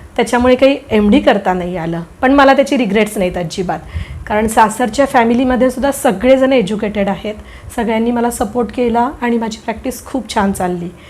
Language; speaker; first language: Marathi; native; Marathi